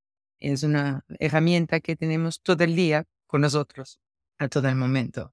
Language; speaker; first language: Spanish; non-native, fluent; Portuguese